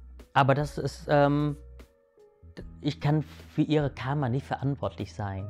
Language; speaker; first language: German; early bilingual, other home language; Vietnamese